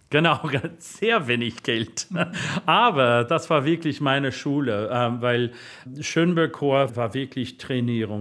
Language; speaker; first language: German; non-native, fluent; English